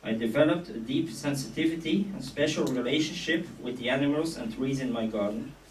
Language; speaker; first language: English; non-native, fluent; Dutch